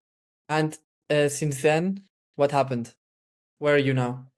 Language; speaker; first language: English; non-native, fluent; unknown